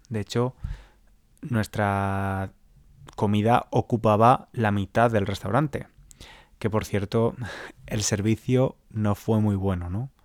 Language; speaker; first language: Spanish; native; Spanish